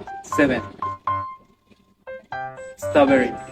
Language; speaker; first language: English; non-native, fluent; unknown